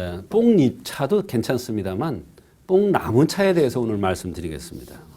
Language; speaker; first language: Korean; native; Korean